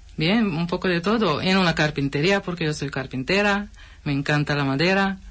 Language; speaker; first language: Spanish; non-native, fluent; Hungarian